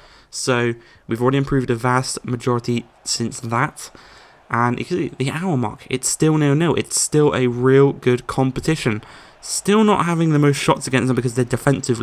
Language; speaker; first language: English; native; English